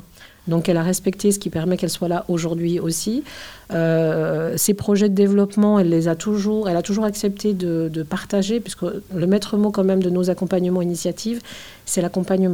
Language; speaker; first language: French; native; French